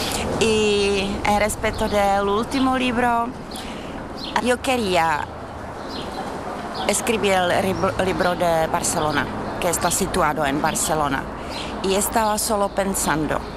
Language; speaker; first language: Spanish; non-native, fluent; Czech